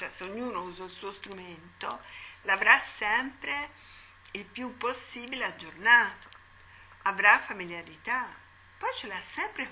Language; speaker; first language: Italian; native; Italian